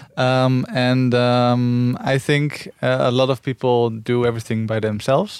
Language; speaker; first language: English; non-native, fluent; Dutch